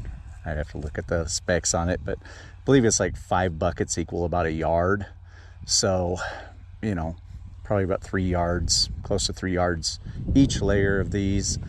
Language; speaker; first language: English; native; English